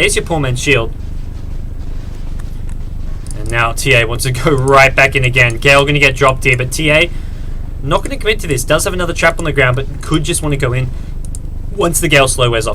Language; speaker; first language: English; native; English